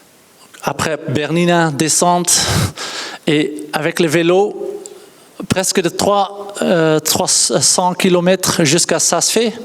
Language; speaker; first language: French; non-native, learner; Dutch